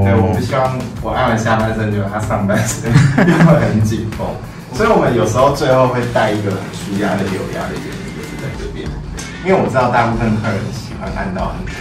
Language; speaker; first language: Chinese; native; Chinese